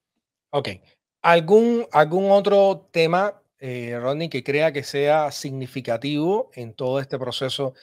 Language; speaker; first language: Spanish; native; Spanish